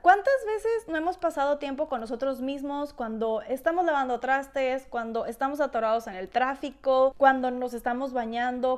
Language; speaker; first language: Spanish; native; Spanish